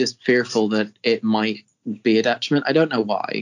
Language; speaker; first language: English; native; English